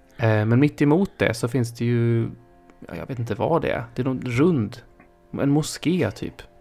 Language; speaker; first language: Swedish; native; Swedish